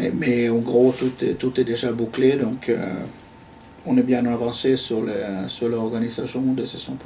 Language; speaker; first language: French; non-native, fluent; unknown